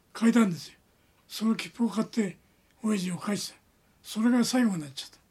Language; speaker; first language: Japanese; native; Japanese